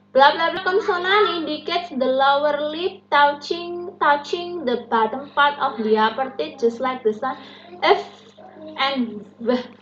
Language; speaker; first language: English; non-native, fluent; Indonesian